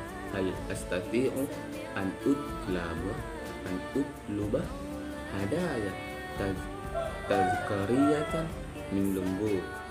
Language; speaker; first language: Arabic; non-native, learner; Indonesian